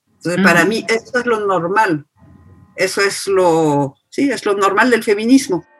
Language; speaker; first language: Spanish; non-native, fluent; French